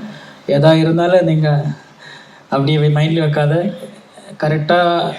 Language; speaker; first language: Tamil; non-native, learner; Malayalam